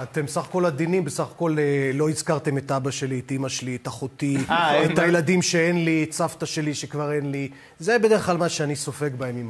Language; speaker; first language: Hebrew; native; Hebrew